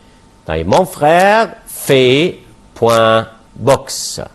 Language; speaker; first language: French; non-native, fluent; Arabic